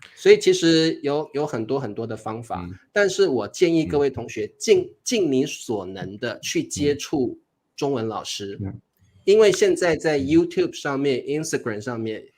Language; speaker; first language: Chinese; native; Chinese